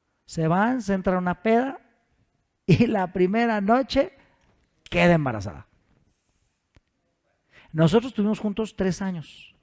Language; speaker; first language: Spanish; native; Spanish